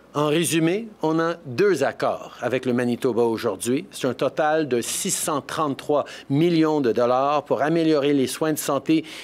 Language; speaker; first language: French; early bilingual, heritage; French